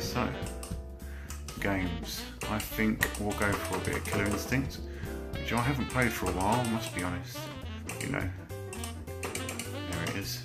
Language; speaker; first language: English; native; English